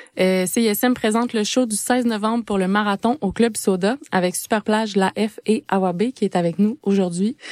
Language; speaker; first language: French; native; French